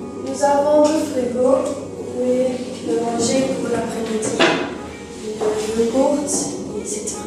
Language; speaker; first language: French; non-native, local second language; Luxembourgish